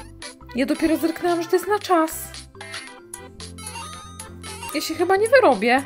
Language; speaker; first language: Polish; native; Polish